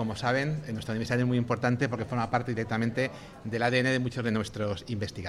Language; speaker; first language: Spanish; native; Spanish